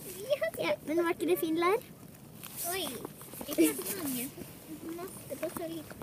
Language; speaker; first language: Norwegian; native; Norwegian